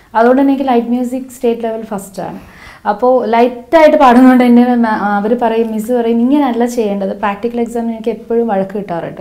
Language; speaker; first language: Malayalam; non-native, local second language; Hindi